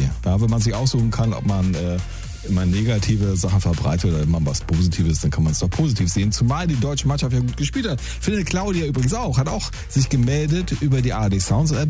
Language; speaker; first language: German; native; German